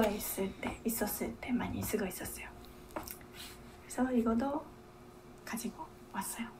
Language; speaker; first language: Korean; non-native, fluent; Japanese